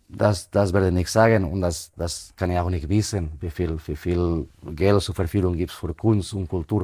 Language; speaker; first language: German; non-native, fluent; Spanish